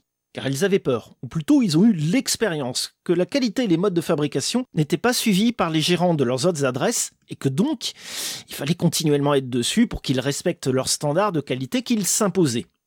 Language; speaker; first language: French; native; French